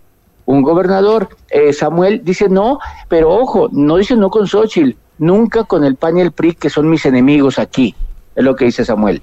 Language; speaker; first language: Spanish; native; Spanish